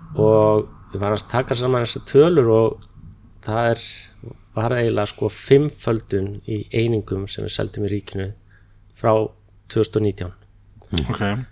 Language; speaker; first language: Icelandic; non-native, fluent; English